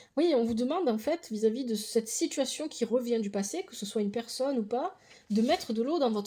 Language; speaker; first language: French; native; French